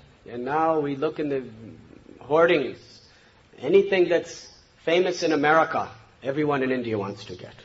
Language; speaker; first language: English; native; English